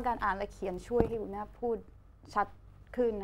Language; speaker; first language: Thai; non-native, fluent; Portuguese